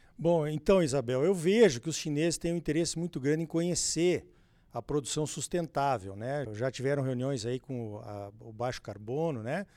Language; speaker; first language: Portuguese; native; Portuguese